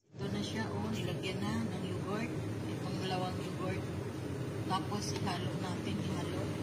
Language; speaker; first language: Filipino; non-native, local second language; Cebuano